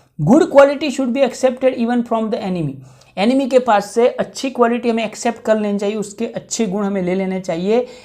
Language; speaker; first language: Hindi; non-native, local second language; Gujarati